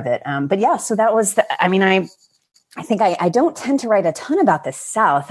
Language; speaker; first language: English; native; English